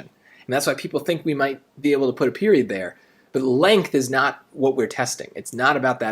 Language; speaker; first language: English; native; English